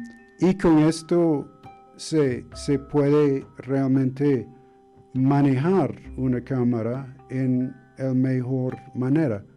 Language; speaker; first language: Spanish; non-native, fluent; English